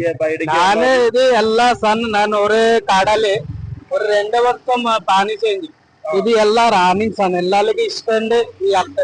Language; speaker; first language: Malayalam; non-native, learner; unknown